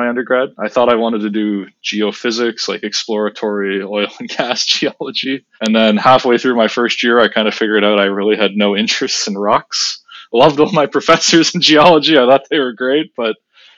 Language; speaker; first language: English; native; English